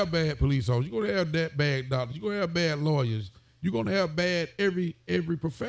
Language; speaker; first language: English; native; English